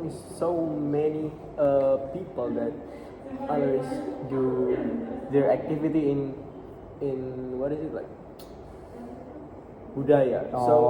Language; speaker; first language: English; non-native, learner; Indonesian